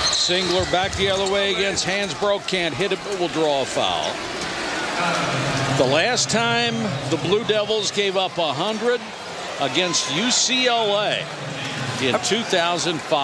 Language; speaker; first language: English; native; English